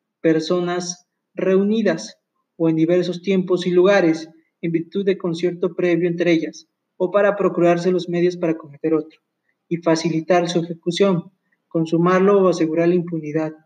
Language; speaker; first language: Spanish; native; Spanish